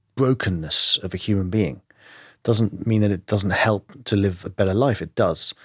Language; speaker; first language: English; native; English